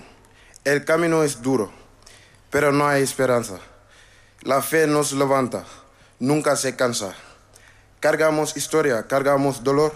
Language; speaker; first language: Spanish; non-native, learner; Wolof